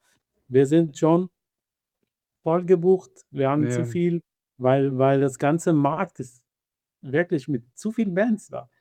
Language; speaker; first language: German; non-native, fluent; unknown